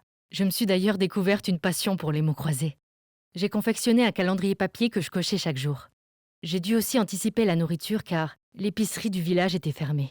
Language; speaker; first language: French; native; French